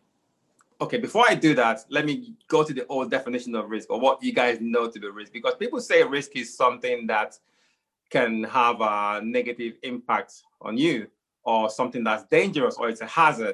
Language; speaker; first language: English; non-native, local second language; Igbo